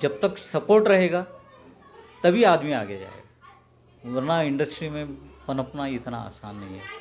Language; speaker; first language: Hindi; non-native, local second language; Urdu